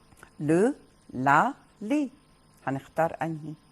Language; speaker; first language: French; non-native, fluent; Arabic